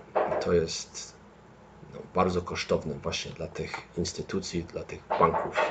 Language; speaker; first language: Polish; early bilingual, heritage; Polish